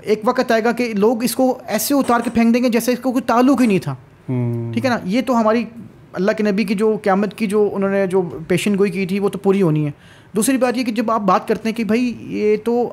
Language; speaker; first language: Urdu; native; Urdu